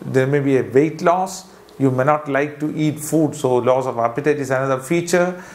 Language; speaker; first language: English; non-native, local second language; Malayalam